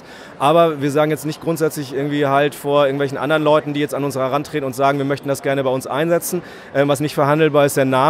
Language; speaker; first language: German; native; German